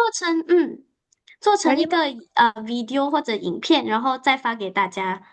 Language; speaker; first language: Chinese; native; Chinese